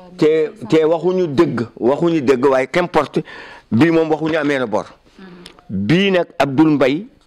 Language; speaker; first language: Wolof; non-native, local second language; Fula